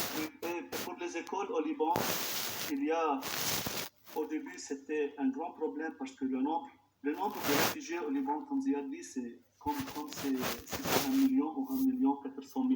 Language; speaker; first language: French; non-native, local second language; Arabic